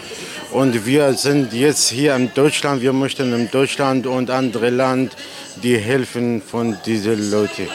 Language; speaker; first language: German; non-native, learner; Kurdish